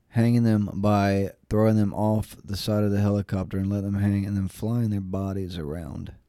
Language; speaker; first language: English; native; English